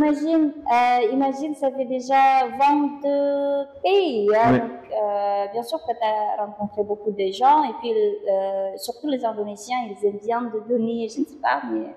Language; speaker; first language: French; non-native, fluent; Indonesian